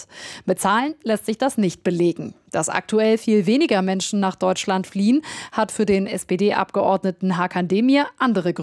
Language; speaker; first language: German; native; German